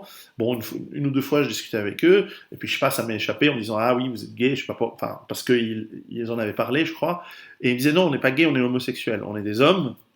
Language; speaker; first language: French; native; French